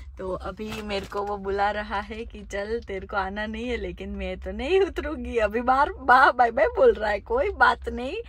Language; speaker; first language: Hindi; non-native, local second language; Gujarati